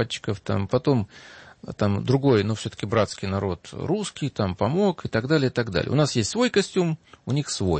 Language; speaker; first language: Russian; native; Russian